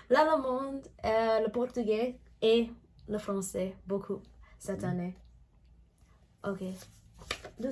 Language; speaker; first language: French; non-native, learner; English